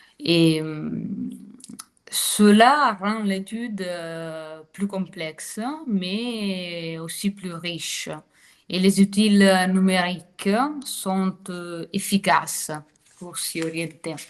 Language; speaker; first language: French; non-native, fluent; Italian